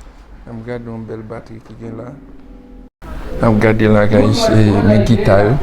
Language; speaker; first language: French; non-native, learner; Haitian Creole